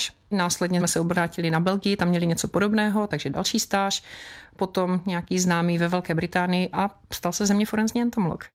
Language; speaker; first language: Czech; native; Czech